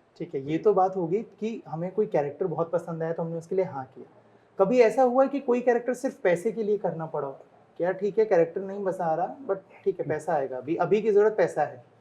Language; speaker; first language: Hindi; native; Hindi